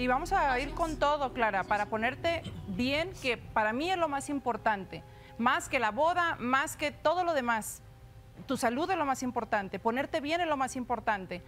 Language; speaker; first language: Spanish; native; Spanish